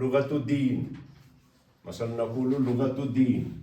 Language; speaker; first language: Arabic; non-native, fluent; Urdu